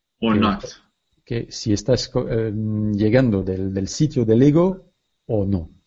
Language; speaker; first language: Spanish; non-native, learner; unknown